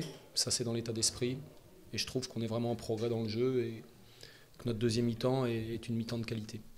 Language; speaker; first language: French; native; French